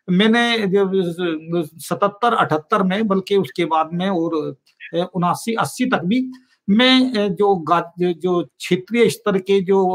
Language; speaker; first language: Hindi; native; Hindi